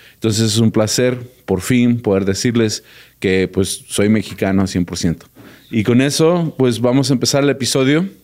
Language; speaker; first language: Spanish; early bilingual, heritage; Spanish